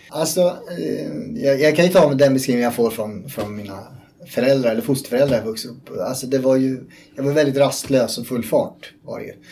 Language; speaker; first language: Swedish; native; Swedish